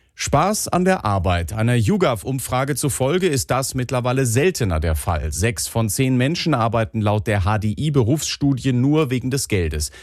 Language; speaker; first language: German; native; German